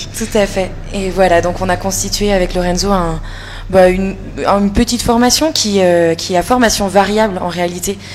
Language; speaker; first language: French; native; French